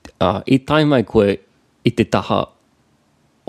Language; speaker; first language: Māori; non-native, learner; English